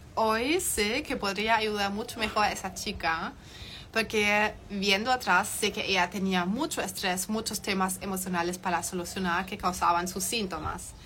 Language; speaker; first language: Spanish; non-native, fluent; German